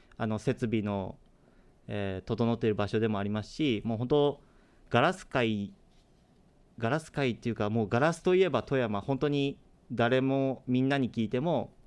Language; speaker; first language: Japanese; native; Japanese